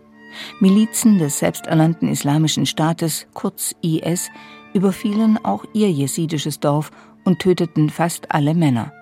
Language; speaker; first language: German; native; German